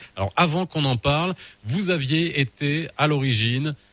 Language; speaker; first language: French; non-native, local second language; Arabic